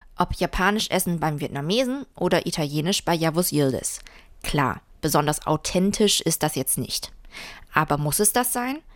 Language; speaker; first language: German; early bilingual, other home language; Vietnamese